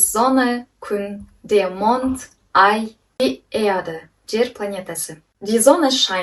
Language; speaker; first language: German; non-native, fluent; Kyrgyz